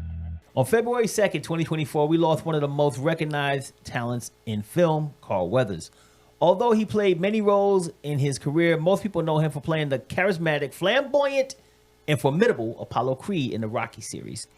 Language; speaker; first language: English; native; English